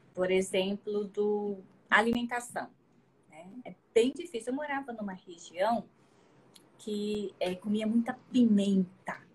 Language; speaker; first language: Portuguese; native; Portuguese